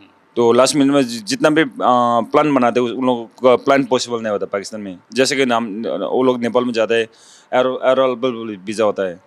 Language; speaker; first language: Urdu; non-native, learner; Sherpa